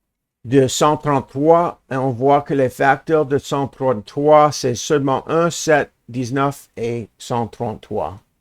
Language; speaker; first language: French; non-native, learner; English